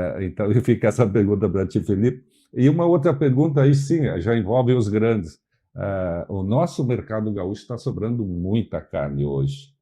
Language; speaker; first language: Portuguese; native; Portuguese